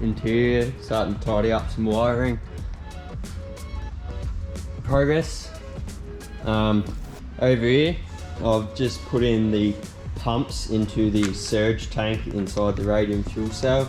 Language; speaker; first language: English; native; English